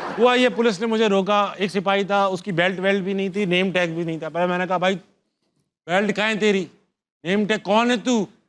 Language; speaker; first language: Urdu; native; Urdu